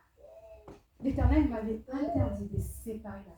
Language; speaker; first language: French; non-native, local second language; Lingala